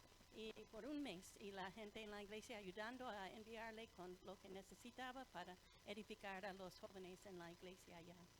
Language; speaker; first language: Spanish; non-native, fluent; English